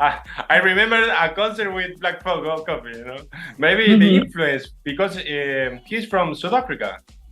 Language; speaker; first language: English; non-native, learner; Spanish